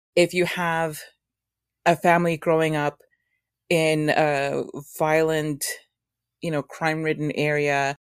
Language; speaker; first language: English; native; English